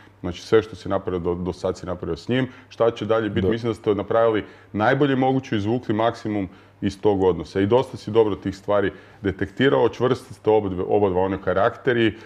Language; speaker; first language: Croatian; native; Croatian